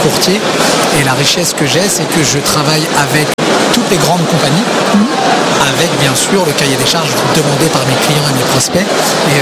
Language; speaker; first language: French; native; French